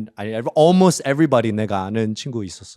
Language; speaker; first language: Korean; early bilingual, heritage; English